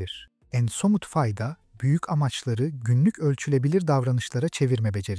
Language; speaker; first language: Turkish; native; Turkish